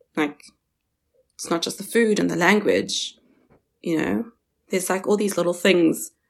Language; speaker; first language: English; early bilingual, other home language; Chinese